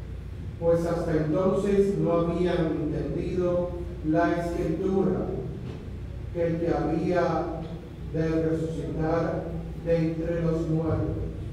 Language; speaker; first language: Spanish; native; Spanish